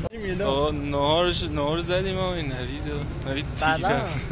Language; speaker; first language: Persian; native; Persian